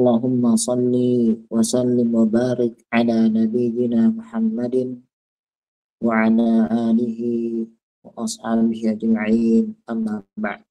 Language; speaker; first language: Arabic; non-native, fluent; Indonesian